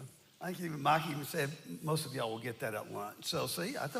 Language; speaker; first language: English; native; English